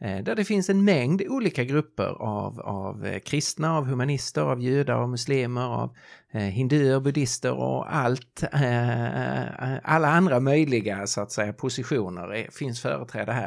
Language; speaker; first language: Swedish; native; Swedish